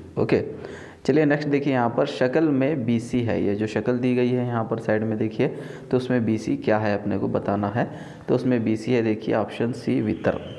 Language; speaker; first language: Hindi; non-native, local second language; Urdu